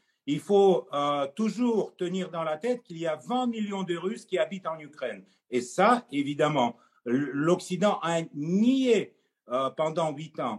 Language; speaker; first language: French; non-native, fluent; Russian